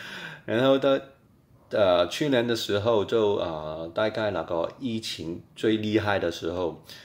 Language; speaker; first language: Chinese; non-native, fluent; Cantonese